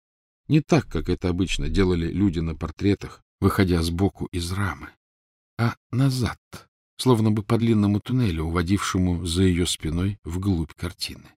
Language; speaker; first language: Russian; native; Russian